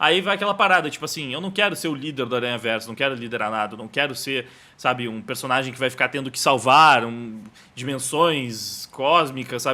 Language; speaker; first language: Portuguese; native; Portuguese